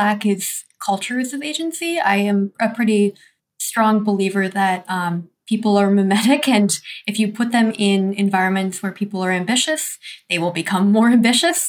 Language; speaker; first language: English; native; English